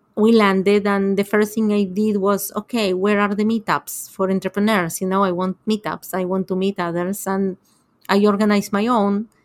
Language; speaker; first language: English; non-native, fluent; Spanish